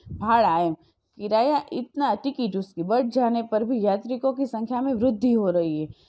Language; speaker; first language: Hindi; non-native, local second language; Gujarati